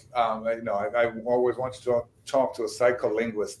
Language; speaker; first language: English; non-native, fluent; Bosnian